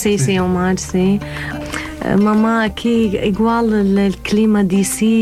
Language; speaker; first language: Portuguese; non-native, learner; Arabic